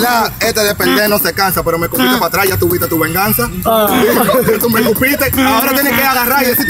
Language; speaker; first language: Spanish; native; Spanish